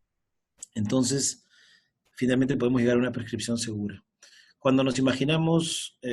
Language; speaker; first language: Spanish; native; Spanish